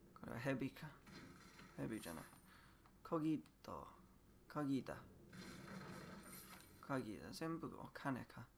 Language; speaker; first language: Japanese; non-native, learner; English